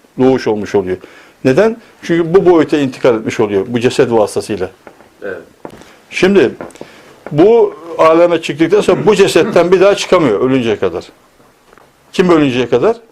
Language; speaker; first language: Turkish; native; Turkish